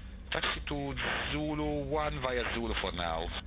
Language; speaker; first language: English; non-native, fluent; Italian